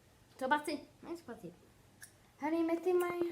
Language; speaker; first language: French; native; French